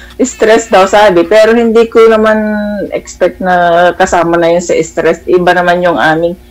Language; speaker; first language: Filipino; non-native, local second language; Iloko